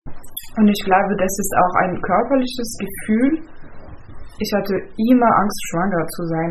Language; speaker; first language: German; non-native, fluent; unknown